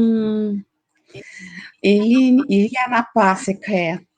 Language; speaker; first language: French; non-native, learner; Portuguese